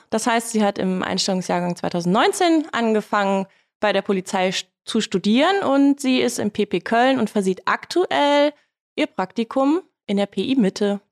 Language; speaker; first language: German; native; German